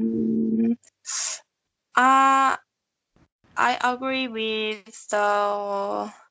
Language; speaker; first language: English; non-native, learner; Korean